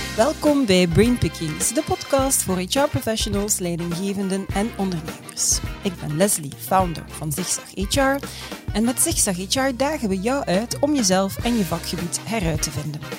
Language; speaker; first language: Dutch; native; Dutch